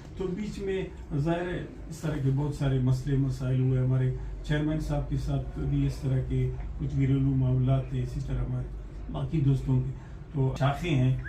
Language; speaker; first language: Urdu; non-native, local second language; Pashto